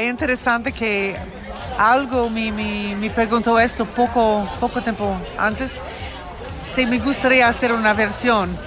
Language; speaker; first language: Spanish; non-native, learner; English